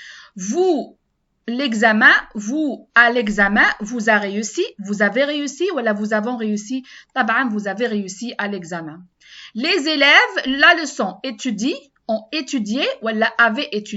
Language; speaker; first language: French; non-native, learner; Arabic